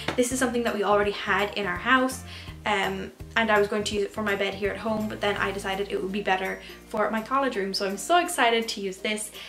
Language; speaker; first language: English; native; English